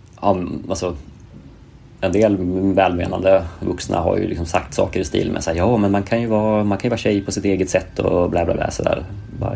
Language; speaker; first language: Swedish; native; Swedish